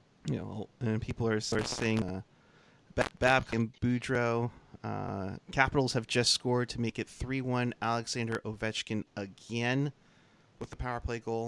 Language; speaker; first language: English; native; English